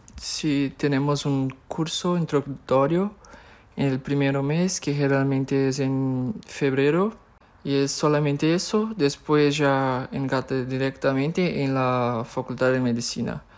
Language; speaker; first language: Spanish; non-native, fluent; Portuguese